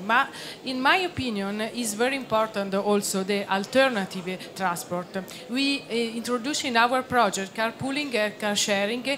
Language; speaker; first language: English; non-native, learner; Italian